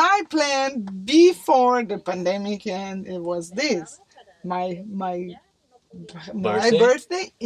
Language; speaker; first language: English; non-native, learner; Portuguese